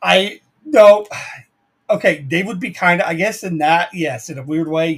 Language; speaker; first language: English; native; English